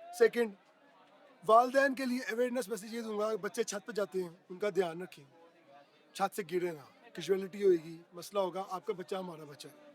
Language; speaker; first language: Urdu; non-native, local second language; Punjabi